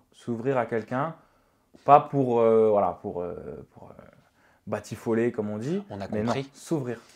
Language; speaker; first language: French; native; French